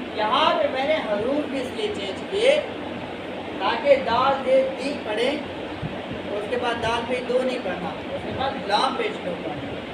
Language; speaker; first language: Urdu; native; Urdu